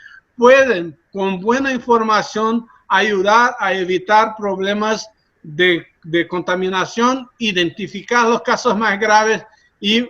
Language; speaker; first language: Spanish; non-native, fluent; Portuguese